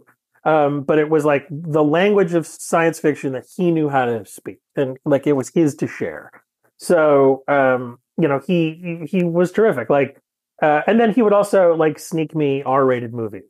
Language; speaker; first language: English; native; English